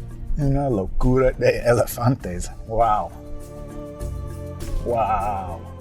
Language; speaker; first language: Spanish; non-native, fluent; English